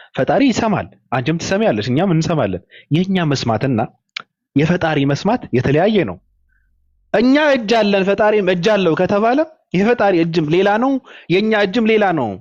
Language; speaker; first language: Amharic; native; Amharic